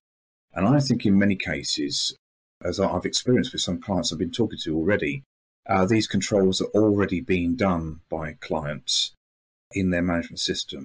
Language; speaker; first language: English; native; English